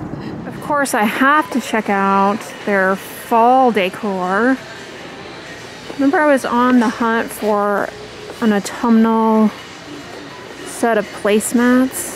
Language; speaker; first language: English; native; English